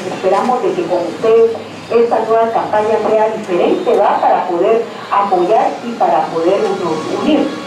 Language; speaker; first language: Spanish; native; Spanish